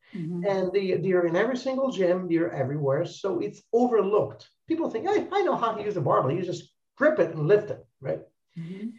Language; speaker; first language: English; non-native, fluent; Italian